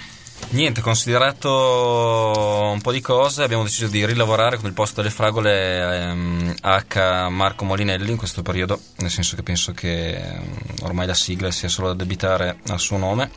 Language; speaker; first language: Italian; native; Italian